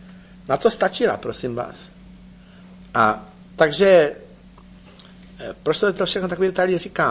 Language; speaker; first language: Czech; native; Czech